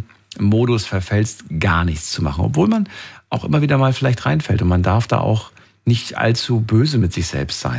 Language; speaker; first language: German; native; German